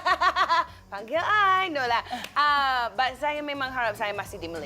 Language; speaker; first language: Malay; non-native, learner; English